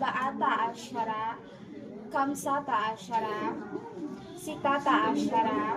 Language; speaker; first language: Arabic; non-native, learner; Filipino